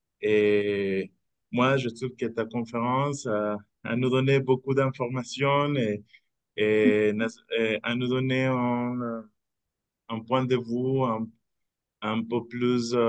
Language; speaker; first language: French; non-native, fluent; Spanish